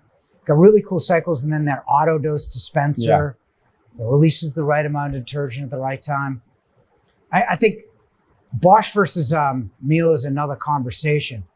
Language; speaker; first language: English; native; English